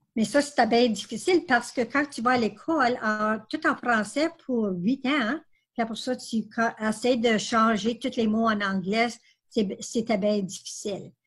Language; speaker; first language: French; native; French